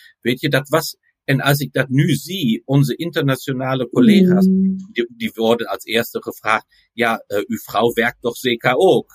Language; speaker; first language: Dutch; non-native, fluent; German